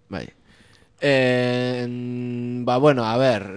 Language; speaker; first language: Basque; native; Basque